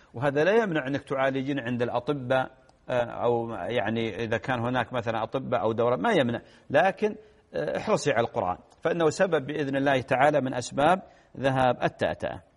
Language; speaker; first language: Arabic; native; Arabic